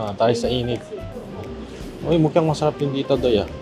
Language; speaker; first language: Filipino; non-native, learner; Korean